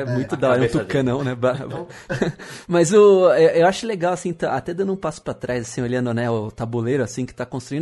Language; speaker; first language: Portuguese; native; Portuguese